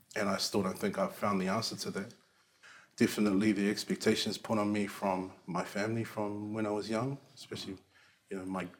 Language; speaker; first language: English; native; English